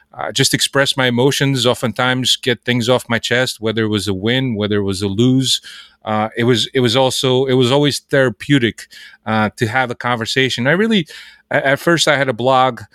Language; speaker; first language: English; early bilingual, other home language; Portuguese